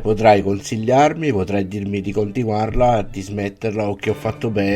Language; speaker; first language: Italian; native; Italian